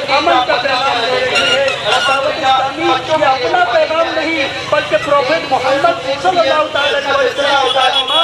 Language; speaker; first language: Urdu; native; Urdu